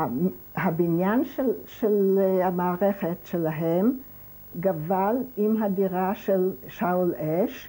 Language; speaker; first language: Hebrew; non-native, fluent; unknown